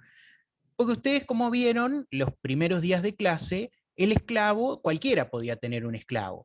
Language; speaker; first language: Spanish; native; Spanish